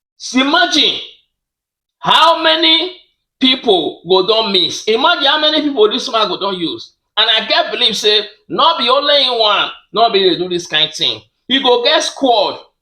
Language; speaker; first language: Nigerian Pidgin; native; Nigerian Pidgin